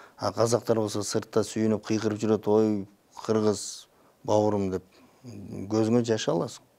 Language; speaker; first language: Kyrgyz; native; Kyrgyz